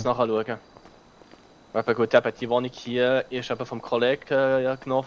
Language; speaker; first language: German; native; German